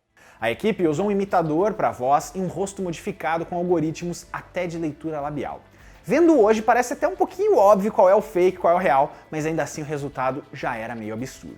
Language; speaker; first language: Portuguese; native; Portuguese